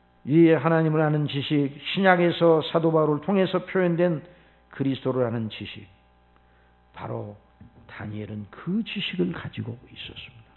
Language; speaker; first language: Korean; native; Korean